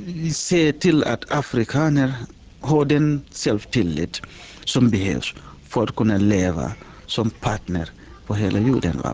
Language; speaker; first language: Swedish; early bilingual, other home language; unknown